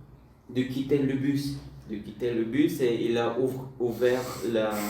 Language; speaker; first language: French; non-native, learner; Bulgarian